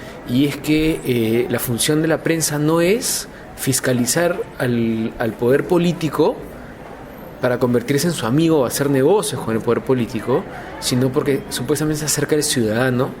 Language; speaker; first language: Spanish; native; Spanish